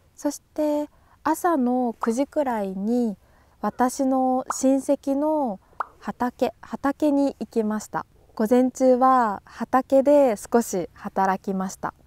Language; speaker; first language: Japanese; native; Japanese